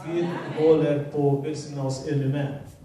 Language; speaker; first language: Swedish; non-native, fluent; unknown